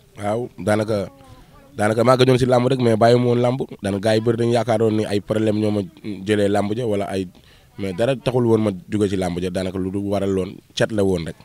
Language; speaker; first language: Wolof; non-native, local second language; Fula